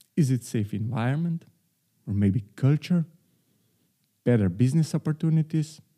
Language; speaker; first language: English; non-native, fluent; Slovenian